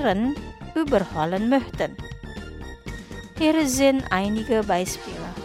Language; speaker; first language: German; non-native, fluent; Indonesian